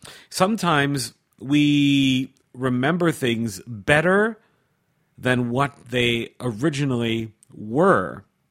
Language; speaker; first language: English; native; English